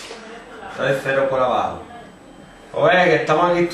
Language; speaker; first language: Spanish; native; Spanish